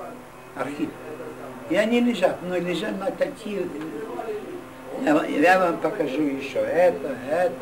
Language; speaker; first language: Russian; non-native, local second language; Yiddish